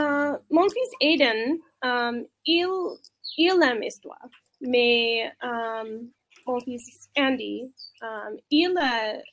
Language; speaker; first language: French; non-native, learner; English